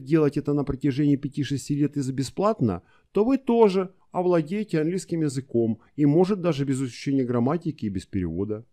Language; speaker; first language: Russian; native; Russian